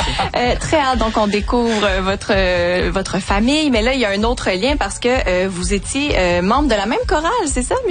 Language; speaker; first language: French; native; French